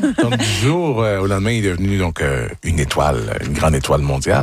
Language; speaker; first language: French; native; French